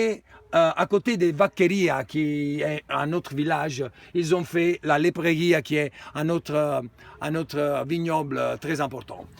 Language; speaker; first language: French; non-native, fluent; Italian